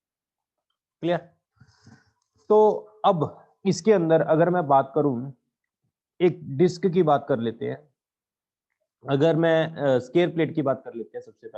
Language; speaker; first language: Hindi; native; Hindi